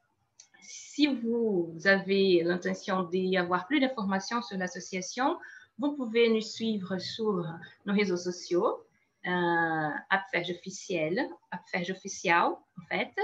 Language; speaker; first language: French; non-native, fluent; Portuguese